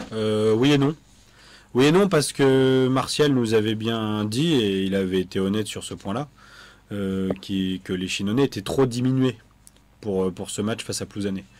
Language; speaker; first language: French; native; French